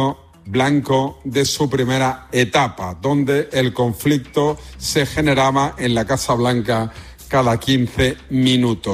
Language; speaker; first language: Spanish; native; Spanish